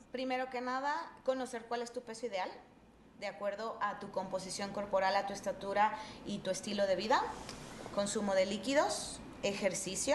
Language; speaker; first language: Spanish; native; Spanish